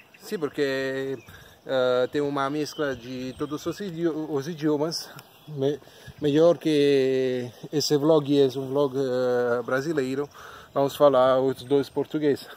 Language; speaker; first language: Portuguese; non-native, learner; Italian